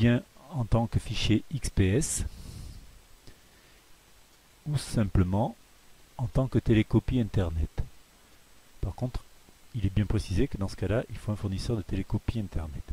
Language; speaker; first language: French; native; French